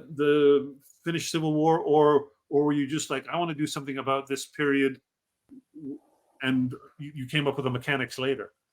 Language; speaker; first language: English; native; English